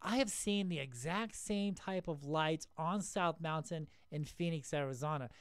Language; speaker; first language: English; native; English